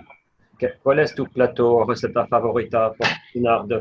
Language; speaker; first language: Spanish; non-native, learner; French